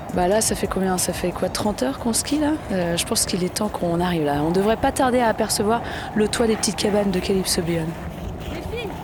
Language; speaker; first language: French; native; French